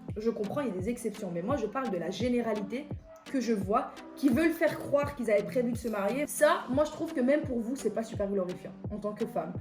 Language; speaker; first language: French; early bilingual, other home language; Persian